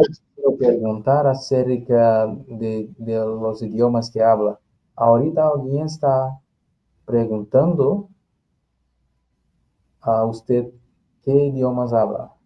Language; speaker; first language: Spanish; non-native, fluent; Portuguese